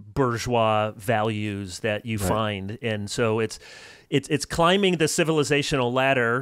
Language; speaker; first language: English; native; English